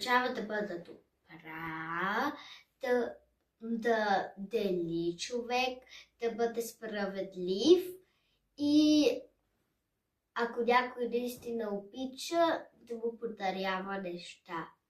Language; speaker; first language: Bulgarian; early bilingual, heritage; German